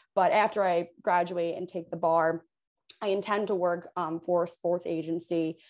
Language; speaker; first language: English; native; English